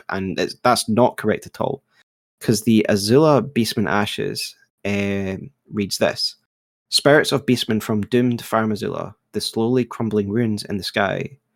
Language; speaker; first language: English; native; English